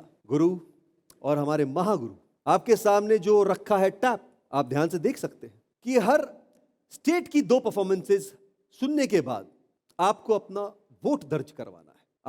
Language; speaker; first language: Hindi; native; Hindi